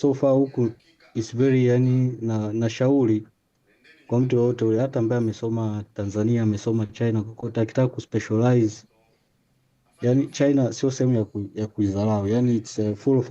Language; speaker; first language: Swahili; native; Swahili